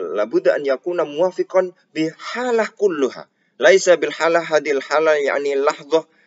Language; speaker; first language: Arabic; non-native, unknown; Indonesian